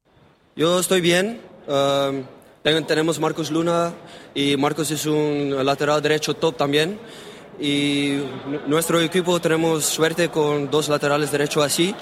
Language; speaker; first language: Spanish; non-native, learner; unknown